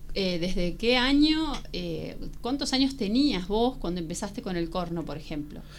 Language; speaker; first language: Spanish; native; Spanish